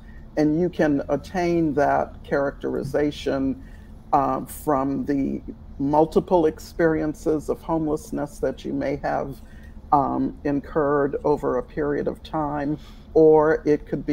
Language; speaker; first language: English; native; English